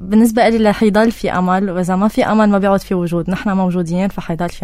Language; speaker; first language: Arabic; native; Arabic